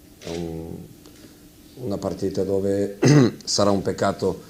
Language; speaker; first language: Italian; non-native, fluent; Portuguese